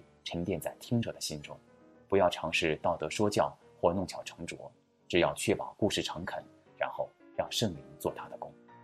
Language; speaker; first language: Chinese; native; Chinese